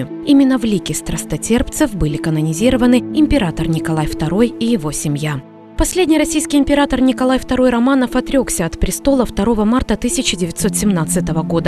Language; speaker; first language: Russian; native; Russian